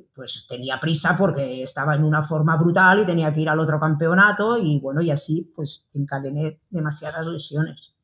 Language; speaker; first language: Spanish; native; Spanish